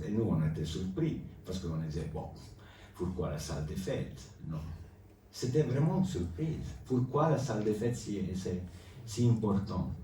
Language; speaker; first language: French; non-native, local second language; Italian